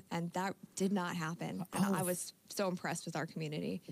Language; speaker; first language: English; native; English